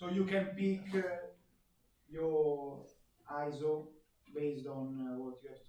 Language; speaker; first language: English; non-native, fluent; Italian